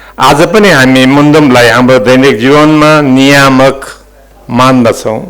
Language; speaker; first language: Nepali; non-native, local second language; Limburgish